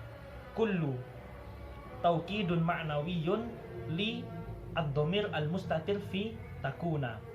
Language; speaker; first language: Arabic; non-native, learner; Javanese